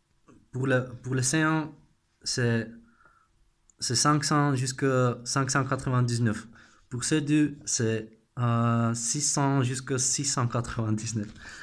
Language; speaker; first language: French; non-native, fluent; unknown